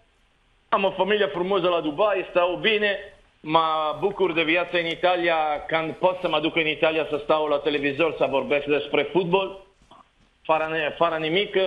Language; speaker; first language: Romanian; non-native, learner; Italian